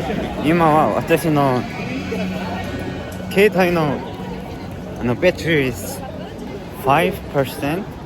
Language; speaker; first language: Japanese; non-native, learner; Mongolian